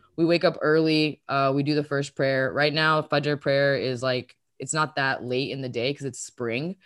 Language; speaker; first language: English; early bilingual, other home language; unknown